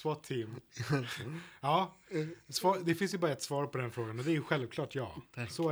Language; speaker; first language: Swedish; native; Swedish